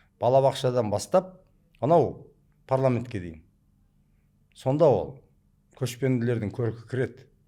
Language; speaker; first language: Kazakh; early bilingual, heritage; Kazakh